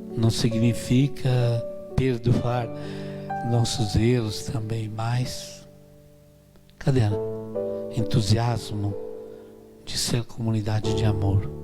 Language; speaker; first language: Portuguese; non-native, fluent; Italian